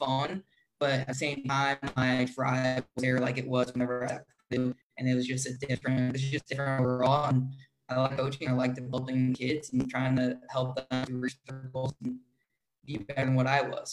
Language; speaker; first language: English; native; English